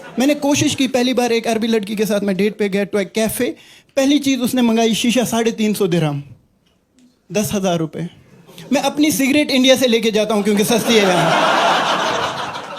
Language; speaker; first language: Hindi; non-native, local second language; Kashmiri